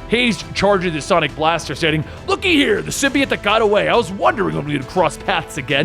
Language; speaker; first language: English; native; English